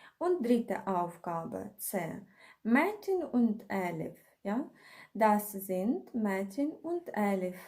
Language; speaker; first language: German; non-native, fluent; Ukrainian